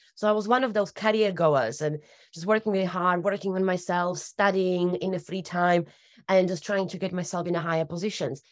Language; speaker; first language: English; non-native, fluent; Slovak